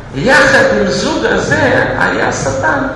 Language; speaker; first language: Hebrew; non-native, fluent; Russian